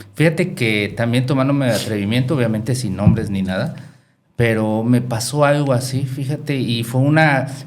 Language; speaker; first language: Spanish; native; Spanish